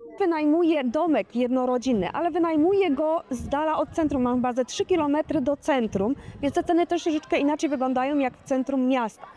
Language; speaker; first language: Polish; native; Polish